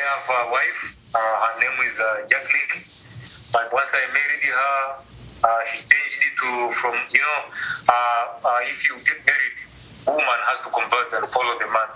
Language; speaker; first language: English; non-native, local second language; Swahili